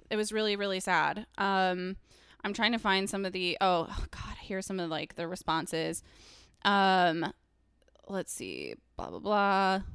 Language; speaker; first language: English; native; English